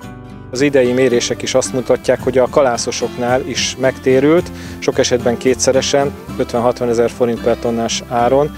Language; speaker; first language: Hungarian; native; Hungarian